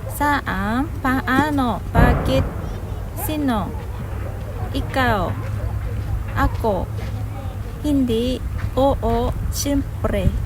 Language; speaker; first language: Filipino; non-native, learner; Japanese